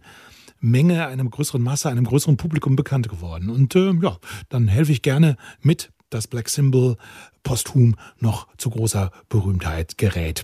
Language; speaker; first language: German; native; German